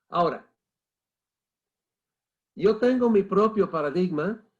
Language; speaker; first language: Spanish; non-native, fluent; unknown